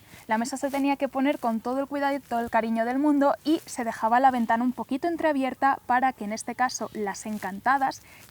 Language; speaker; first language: Spanish; native; Spanish